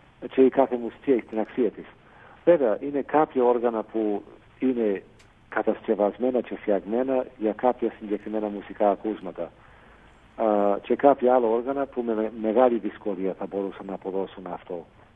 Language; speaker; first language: Greek; non-native, fluent; English